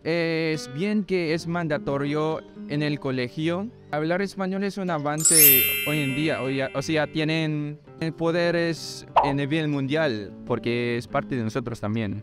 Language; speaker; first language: Spanish; non-native, fluent; Filipino